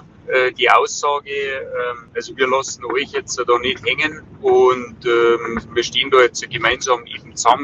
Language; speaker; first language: German; native; German